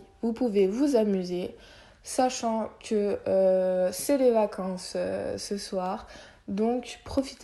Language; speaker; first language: French; native; French